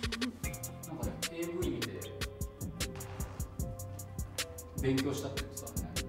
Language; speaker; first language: Japanese; native; Japanese